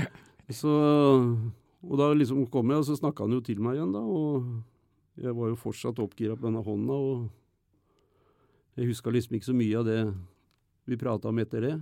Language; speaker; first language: Norwegian; native; Norwegian